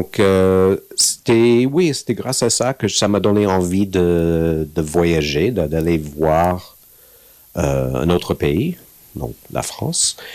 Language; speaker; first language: French; non-native, fluent; English